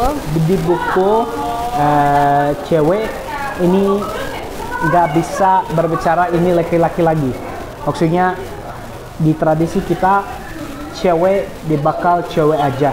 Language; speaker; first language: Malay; non-native, learner; Arabic